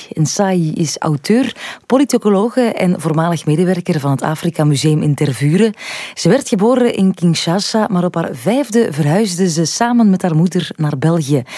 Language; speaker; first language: Dutch; native; Dutch